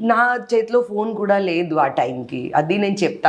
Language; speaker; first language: Telugu; non-native, learner; Hindi